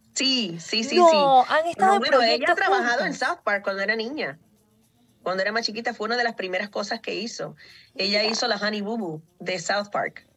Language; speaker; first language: Spanish; early bilingual, heritage; Spanish